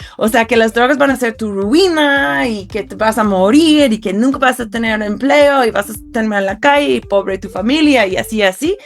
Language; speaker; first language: Spanish; non-native, fluent; English